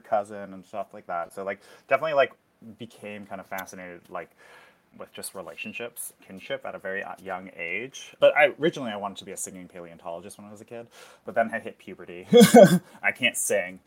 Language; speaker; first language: English; native; English